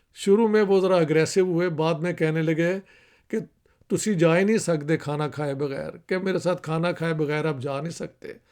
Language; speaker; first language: Urdu; non-native, local second language; Punjabi